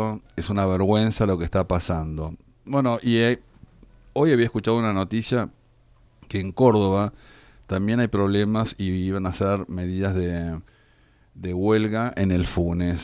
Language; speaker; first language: Spanish; native; Spanish